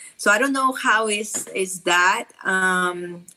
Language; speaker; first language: English; non-native, fluent; Spanish